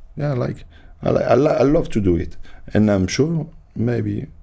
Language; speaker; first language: English; non-native, fluent; French